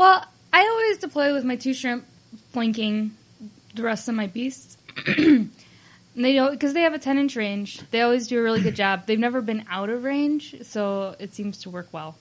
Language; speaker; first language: English; native; English